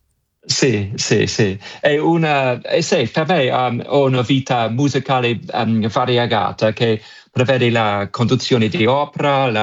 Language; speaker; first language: Italian; non-native, fluent; English